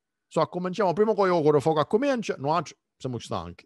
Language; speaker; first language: Italian; early bilingual, other home language; English